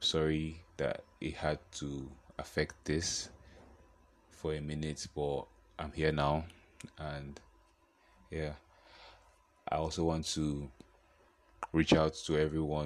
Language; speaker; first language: English; non-native, local second language; Yoruba